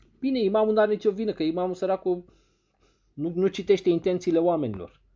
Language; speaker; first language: Romanian; non-native, fluent; Arabic